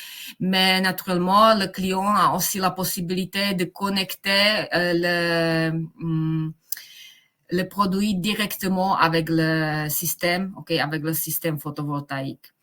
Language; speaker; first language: French; non-native, fluent; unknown